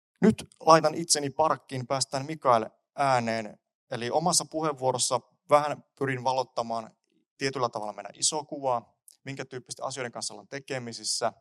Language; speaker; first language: Finnish; native; Finnish